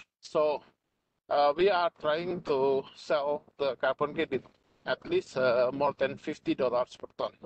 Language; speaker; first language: English; non-native, fluent; Indonesian